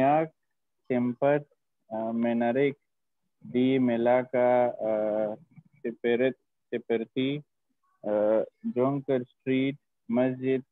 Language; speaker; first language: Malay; non-native, learner; Arabic